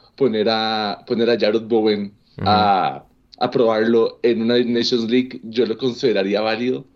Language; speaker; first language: Spanish; native; Spanish